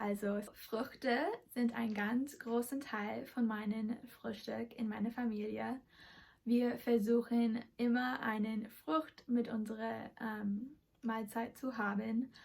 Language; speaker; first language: German; non-native, learner; English